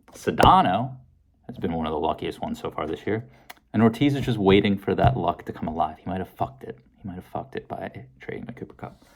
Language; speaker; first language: English; native; English